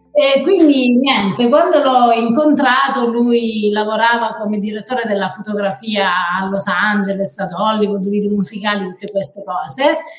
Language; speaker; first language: Italian; native; Italian